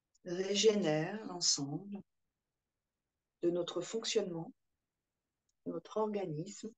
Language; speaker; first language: French; native; French